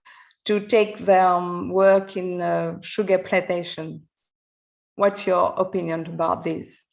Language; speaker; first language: English; non-native, learner; French